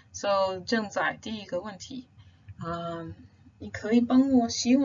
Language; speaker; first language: Chinese; non-native, fluent; English